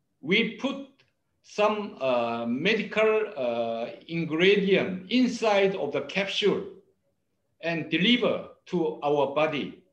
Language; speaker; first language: English; non-native, learner; Korean